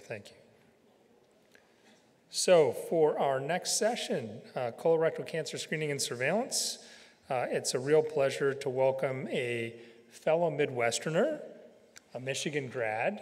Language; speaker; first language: English; native; English